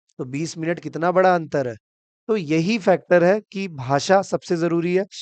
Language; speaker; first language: Hindi; native; Hindi